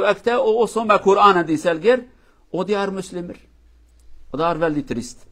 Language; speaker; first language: Norwegian; non-native, learner; Kurdish